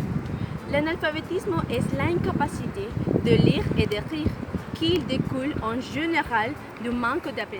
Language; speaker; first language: French; non-native, learner; Spanish